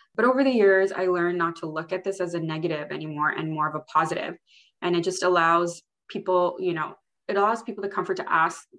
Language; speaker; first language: English; early bilingual, other home language; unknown